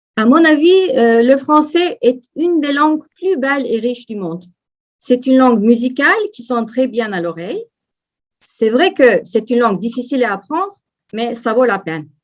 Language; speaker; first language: French; non-native, fluent; Turkish